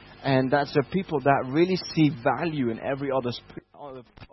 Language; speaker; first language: English; non-native, fluent; Dutch